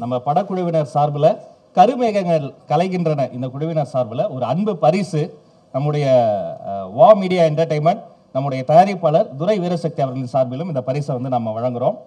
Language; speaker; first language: Tamil; native; Tamil